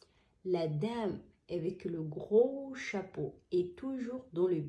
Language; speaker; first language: French; non-native, learner; Somali